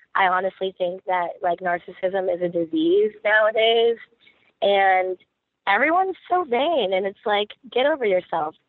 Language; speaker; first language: English; native; English